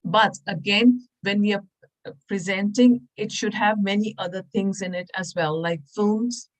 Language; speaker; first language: English; non-native, local second language; Punjabi